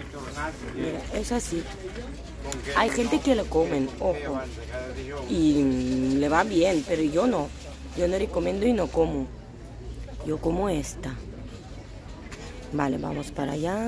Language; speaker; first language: Spanish; non-native, fluent; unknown